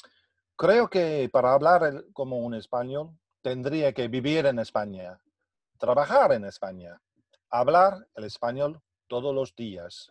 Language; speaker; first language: Spanish; non-native, fluent; English